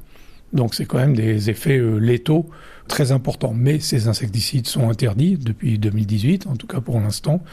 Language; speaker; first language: French; native; French